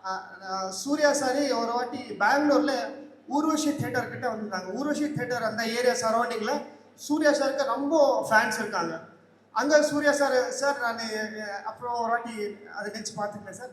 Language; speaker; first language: Tamil; non-native, local second language; Kannada